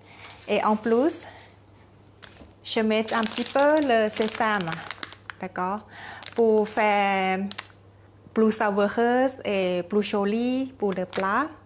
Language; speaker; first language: French; non-native, learner; Thai